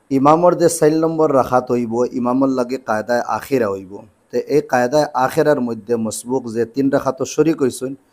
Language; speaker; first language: Bangla; native; Bangla